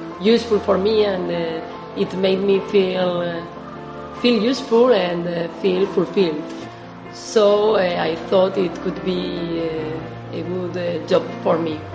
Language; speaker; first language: English; non-native, fluent; Spanish